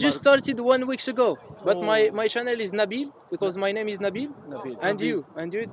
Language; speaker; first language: English; non-native, learner; French